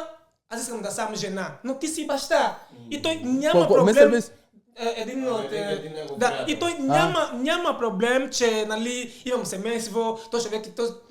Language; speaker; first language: Bulgarian; non-native, fluent; Portuguese